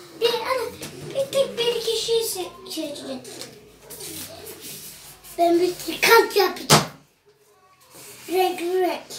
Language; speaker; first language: Turkish; early bilingual, heritage; Turkish